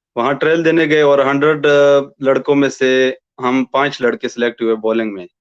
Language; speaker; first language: Urdu; non-native, local second language; Pashto